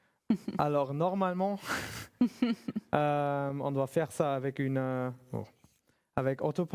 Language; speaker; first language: French; non-native, fluent; German